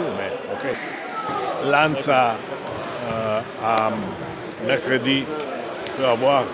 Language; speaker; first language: French; non-native, learner; Italian